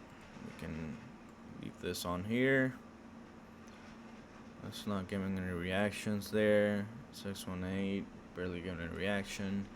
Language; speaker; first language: English; early bilingual, other home language; Spanish